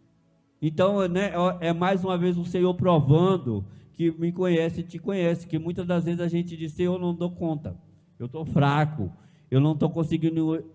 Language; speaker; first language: Portuguese; native; Portuguese